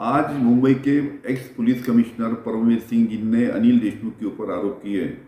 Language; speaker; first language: Hindi; non-native, local second language; Marathi